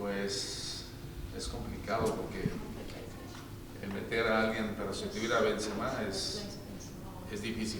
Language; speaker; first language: Spanish; native; Spanish